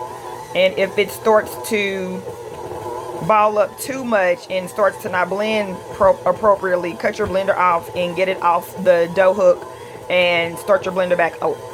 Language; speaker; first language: English; native; English